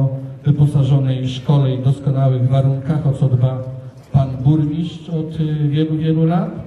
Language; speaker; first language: Polish; native; Polish